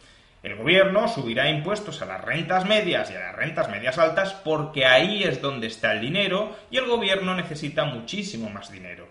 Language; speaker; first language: Spanish; native; Spanish